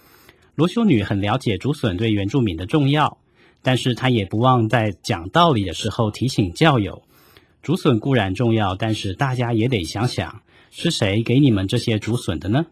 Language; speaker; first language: Chinese; native; Chinese